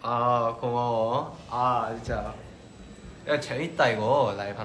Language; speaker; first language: Korean; early bilingual, heritage; Korean